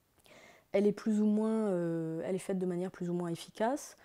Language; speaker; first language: French; native; French